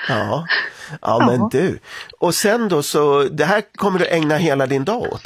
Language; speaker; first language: Swedish; native; Swedish